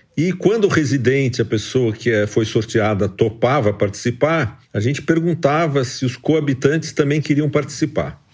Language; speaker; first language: Portuguese; native; Portuguese